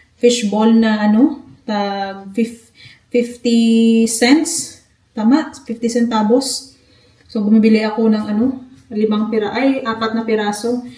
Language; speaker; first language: Filipino; non-native, local second language; Hiligaynon